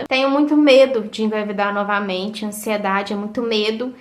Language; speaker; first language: Portuguese; native; Portuguese